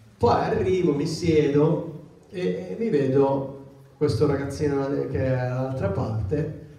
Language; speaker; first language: Italian; native; Italian